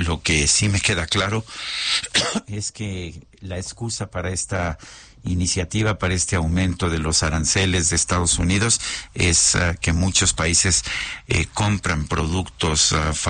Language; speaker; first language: Spanish; native; Spanish